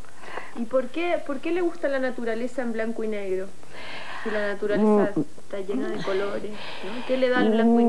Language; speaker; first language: Spanish; native; Spanish